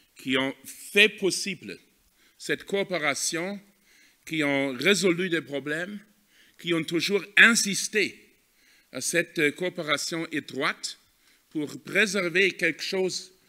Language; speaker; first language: French; non-native, fluent; German